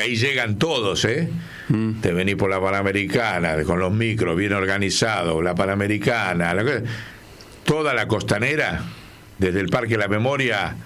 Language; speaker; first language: Spanish; native; Spanish